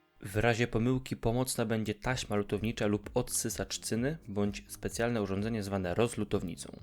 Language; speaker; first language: Polish; native; Polish